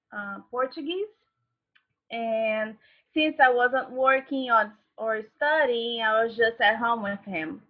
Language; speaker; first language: English; non-native, fluent; Portuguese